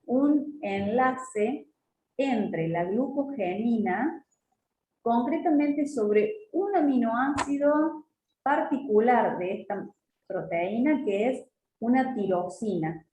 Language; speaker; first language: Spanish; native; Spanish